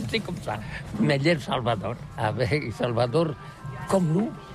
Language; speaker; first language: French; non-native, learner; Catalan